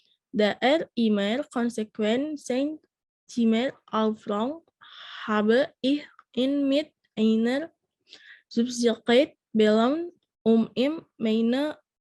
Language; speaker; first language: German; non-native, learner; Indonesian